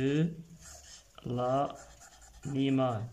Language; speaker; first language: French; non-native, local second language; Arabic